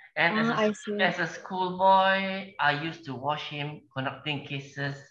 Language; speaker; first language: English; non-native, local second language; Malay